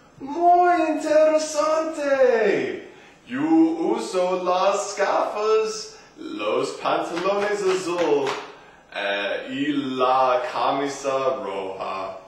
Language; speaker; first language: Spanish; non-native, learner; English